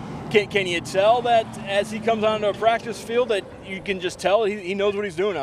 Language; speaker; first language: English; native; English